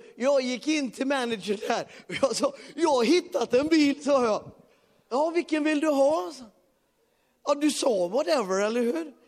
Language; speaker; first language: Swedish; native; Swedish